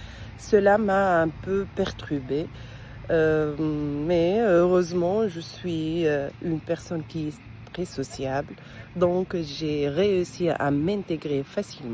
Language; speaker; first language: French; non-native, local second language; Arabic